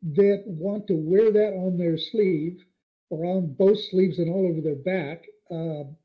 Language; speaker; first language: English; native; English